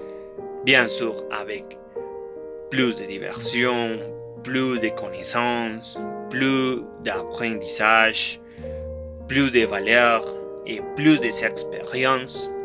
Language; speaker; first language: French; non-native, learner; Spanish